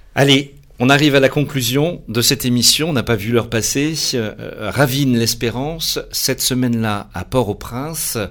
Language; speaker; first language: French; native; French